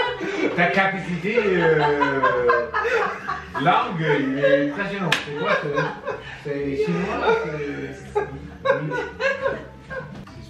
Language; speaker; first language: French; non-native, learner; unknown